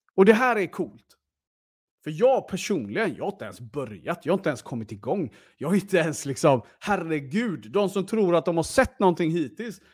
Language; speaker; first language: Swedish; early bilingual, other home language; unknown